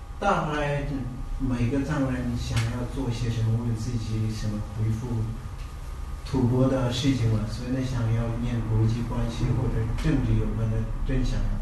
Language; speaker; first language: Chinese; non-native, learner; Tibetan